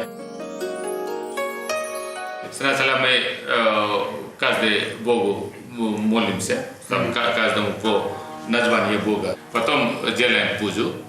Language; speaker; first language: Russian; non-native, fluent; Nepali